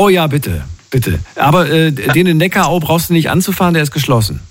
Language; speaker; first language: German; native; German